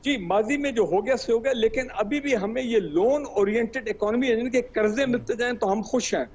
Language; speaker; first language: Urdu; native; Urdu